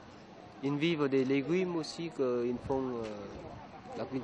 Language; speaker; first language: French; non-native, fluent; Vietnamese